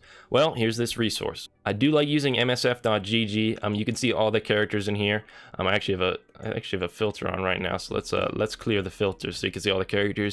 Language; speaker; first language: English; native; English